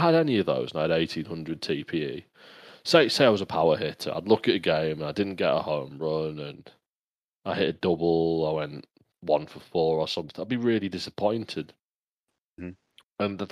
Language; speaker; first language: English; native; English